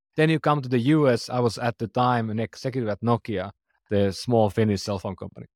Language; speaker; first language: English; non-native, fluent; Finnish